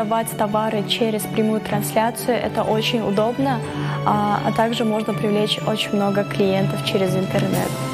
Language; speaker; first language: Russian; non-native, local second language; Kyrgyz